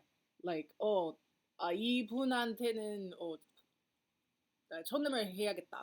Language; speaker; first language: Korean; non-native, learner; English